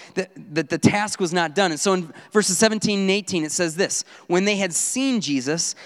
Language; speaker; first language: English; native; English